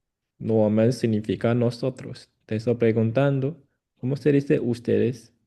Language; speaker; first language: Spanish; non-native, fluent; Chinese